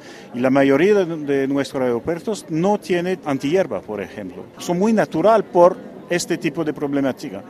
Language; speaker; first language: Spanish; non-native, fluent; French